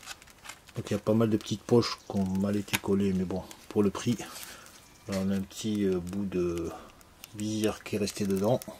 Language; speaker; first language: French; native; French